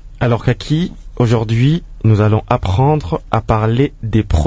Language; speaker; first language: French; non-native, local second language; Lingala